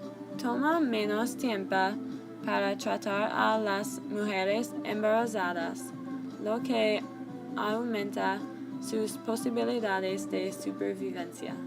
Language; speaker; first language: Spanish; non-native, learner; English